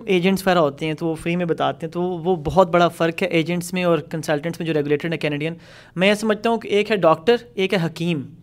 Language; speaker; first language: Urdu; native; Urdu